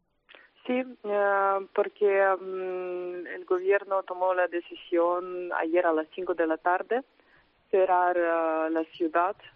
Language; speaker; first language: Spanish; non-native, fluent; Ukrainian